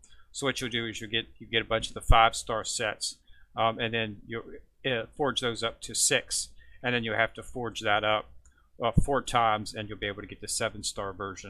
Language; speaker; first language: English; native; English